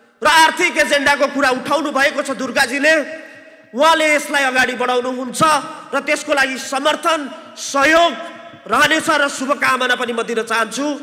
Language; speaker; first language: Nepali; native; Nepali